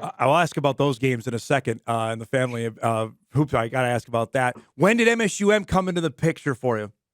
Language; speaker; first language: English; native; English